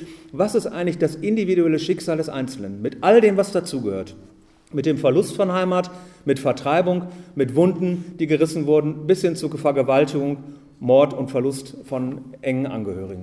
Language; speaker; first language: German; native; German